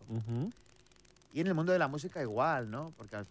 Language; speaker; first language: Spanish; native; Spanish